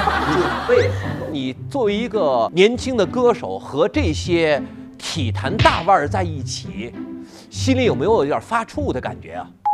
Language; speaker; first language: Chinese; native; Chinese